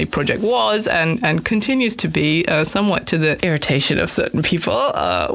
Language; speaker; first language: English; native; English